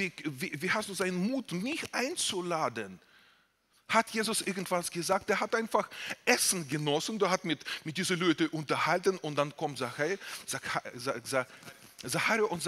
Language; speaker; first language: German; non-native, fluent; Russian